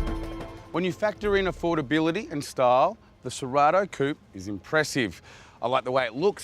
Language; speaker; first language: English; native; English